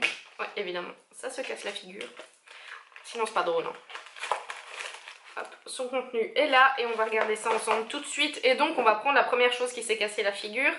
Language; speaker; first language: French; native; French